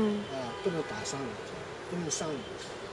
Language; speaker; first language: Chinese; native; Chinese